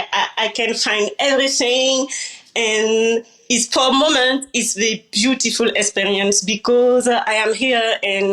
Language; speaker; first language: English; non-native, learner; French